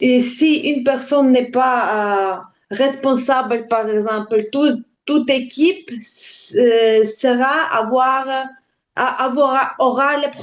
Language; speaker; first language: French; non-native, learner; Ukrainian